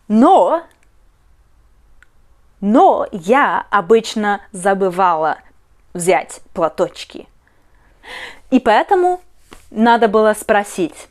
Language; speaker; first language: Russian; non-native, learner; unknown